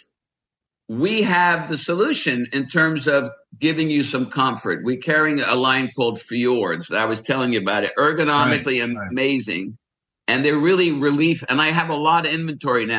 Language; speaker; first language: English; native; English